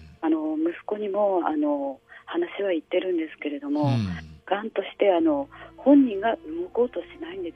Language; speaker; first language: Japanese; native; Japanese